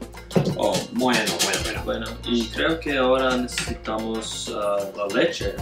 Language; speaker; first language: Spanish; non-native, learner; English